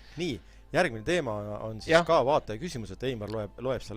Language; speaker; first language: Estonian; native; Estonian